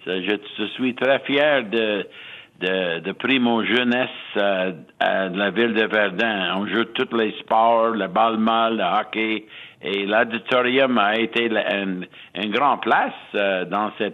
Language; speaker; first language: French; non-native, fluent; English